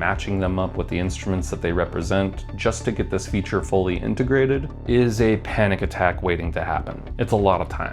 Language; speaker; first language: English; native; English